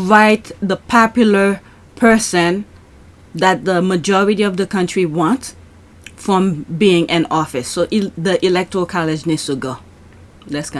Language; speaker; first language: English; native; English